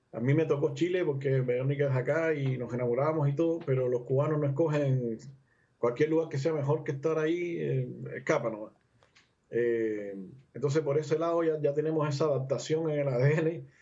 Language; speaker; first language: Spanish; native; Spanish